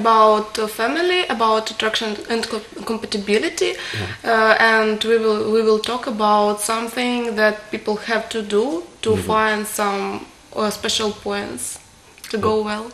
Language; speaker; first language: English; non-native, fluent; Russian